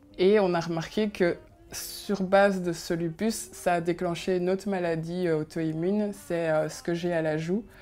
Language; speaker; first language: French; early bilingual, other home language; Kinyarwanda